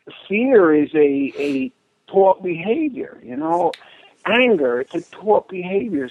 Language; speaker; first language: English; native; English